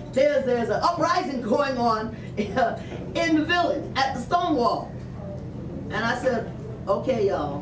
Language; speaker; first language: English; native; English